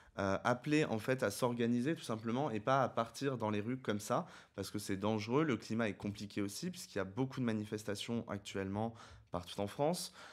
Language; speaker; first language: French; native; French